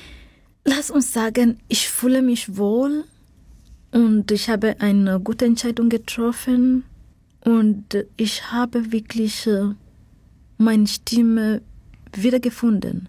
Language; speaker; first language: German; non-native, fluent; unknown